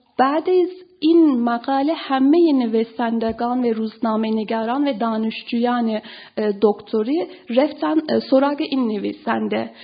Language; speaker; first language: Persian; non-native, fluent; Turkish